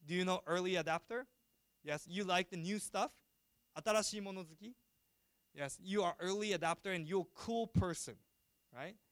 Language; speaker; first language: English; non-native, fluent; Japanese